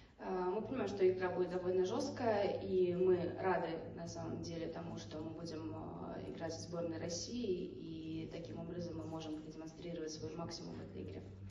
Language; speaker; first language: Russian; native; Russian